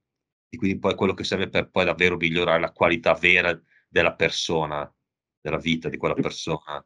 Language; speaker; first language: Italian; native; Italian